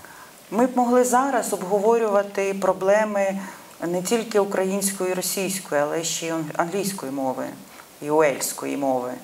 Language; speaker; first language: Ukrainian; non-native, local second language; Russian